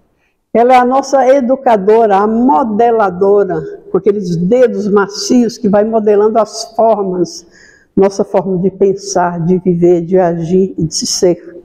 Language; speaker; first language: Portuguese; native; Portuguese